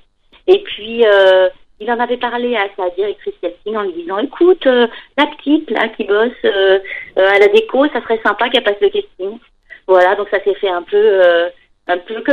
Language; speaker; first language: French; native; French